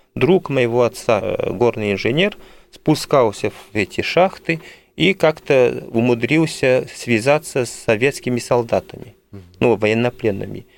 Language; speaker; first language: Russian; early bilingual, heritage; Russian